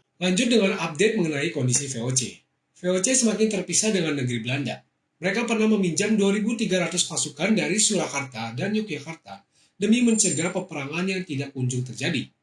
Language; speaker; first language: Indonesian; native; Indonesian